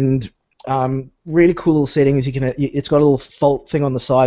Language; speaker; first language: English; native; English